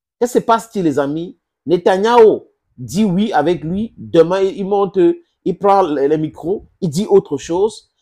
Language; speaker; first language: French; non-native, local second language; English